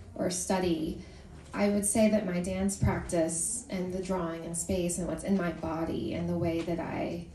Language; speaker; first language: English; native; English